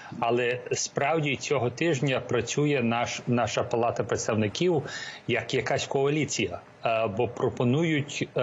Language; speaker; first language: Ukrainian; early bilingual, heritage; Ukrainian